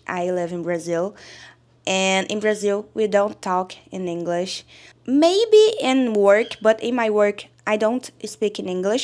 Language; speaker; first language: English; non-native, learner; Portuguese